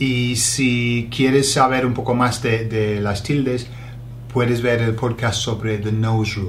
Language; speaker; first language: Spanish; non-native, fluent; English